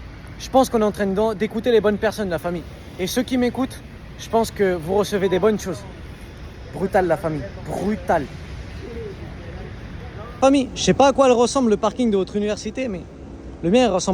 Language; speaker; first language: French; native; French